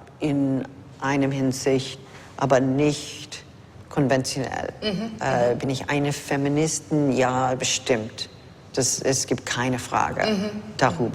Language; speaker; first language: German; non-native, fluent; English